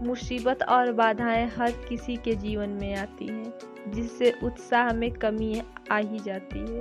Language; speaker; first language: Hindi; native; Hindi